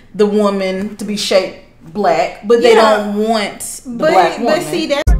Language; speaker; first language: English; native; English